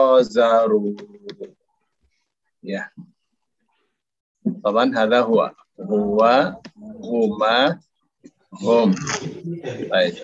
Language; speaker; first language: Arabic; non-native, fluent; Indonesian